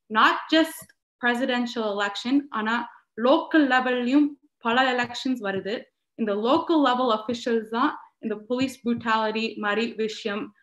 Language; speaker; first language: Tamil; early bilingual, heritage; Tamil